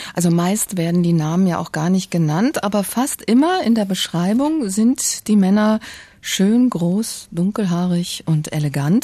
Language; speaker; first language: German; native; German